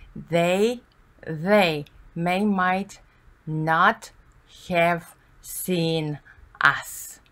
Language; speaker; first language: English; non-native, fluent; Bulgarian